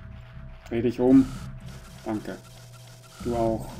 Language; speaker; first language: German; native; German